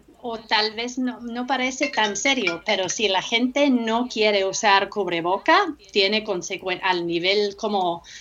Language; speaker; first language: Spanish; non-native, fluent; English